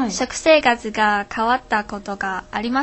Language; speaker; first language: Japanese; non-native, learner; Chinese